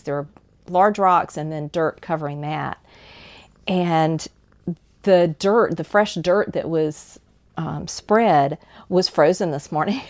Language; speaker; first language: English; native; English